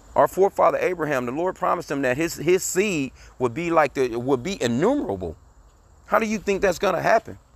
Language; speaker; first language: English; native; English